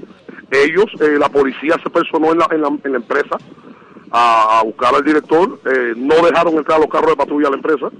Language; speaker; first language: Spanish; native; Spanish